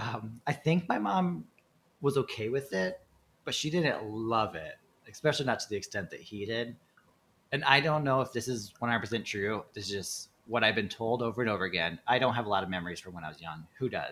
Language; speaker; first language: English; native; English